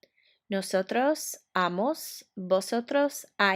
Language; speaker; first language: Spanish; non-native, fluent; English